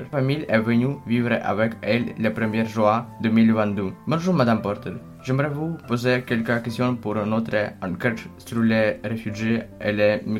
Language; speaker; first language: French; non-native, learner; Ukrainian